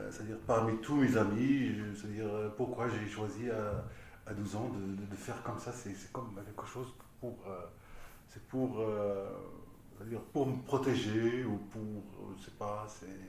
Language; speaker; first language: French; non-native, local second language; Arabic